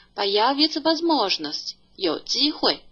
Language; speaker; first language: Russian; non-native, fluent; Chinese